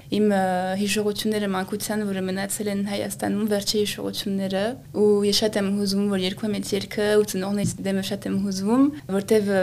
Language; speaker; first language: Armenian; early bilingual, heritage; Armenian